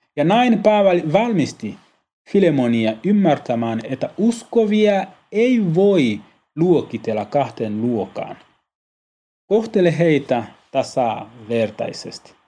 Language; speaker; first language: Finnish; non-native, learner; Swahili